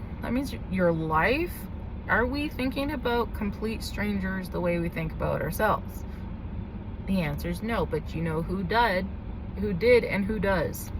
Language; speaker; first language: English; native; English